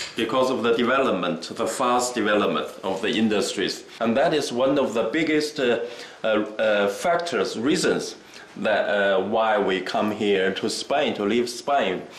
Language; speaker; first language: English; non-native, fluent; Chinese